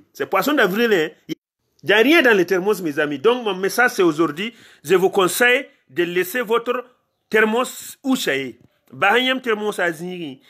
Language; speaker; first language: French; non-native, local second language; Mossi